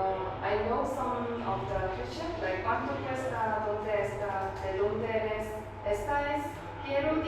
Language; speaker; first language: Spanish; non-native, learner; Korean